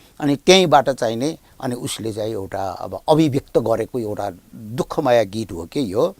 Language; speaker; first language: Nepali; non-native, local second language; Newari